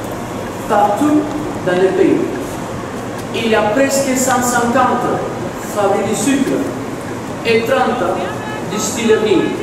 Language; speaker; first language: French; non-native, fluent; Spanish